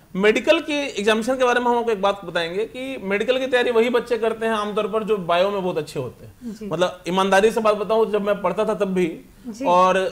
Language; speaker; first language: Hindi; native; Hindi